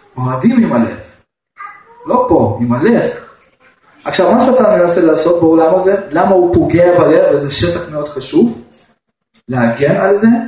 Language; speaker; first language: Hebrew; non-native, fluent; Russian